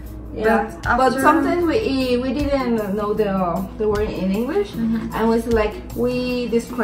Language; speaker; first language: English; non-native, learner; Spanish